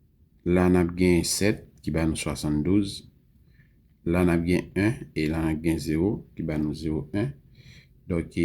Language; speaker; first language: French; non-native, learner; Haitian Creole